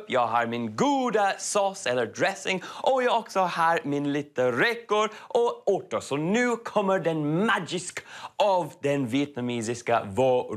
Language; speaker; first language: Swedish; non-native, learner; English